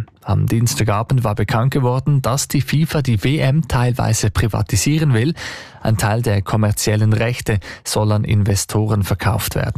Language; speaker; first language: German; native; German